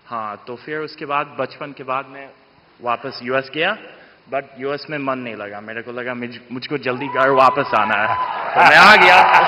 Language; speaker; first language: Hindi; non-native, fluent; English